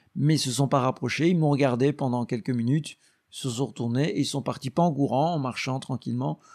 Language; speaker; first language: French; native; French